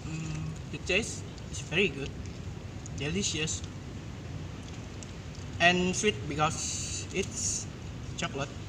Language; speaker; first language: English; non-native, learner; Indonesian